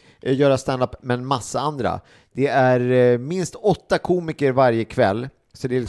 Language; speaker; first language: Swedish; native; Swedish